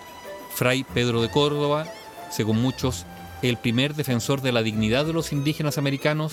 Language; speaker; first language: Spanish; native; Spanish